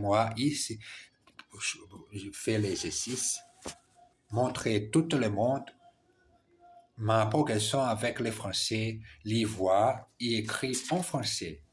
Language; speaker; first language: French; non-native, learner; Portuguese